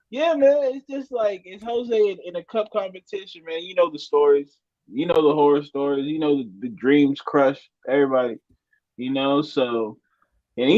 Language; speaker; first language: English; native; English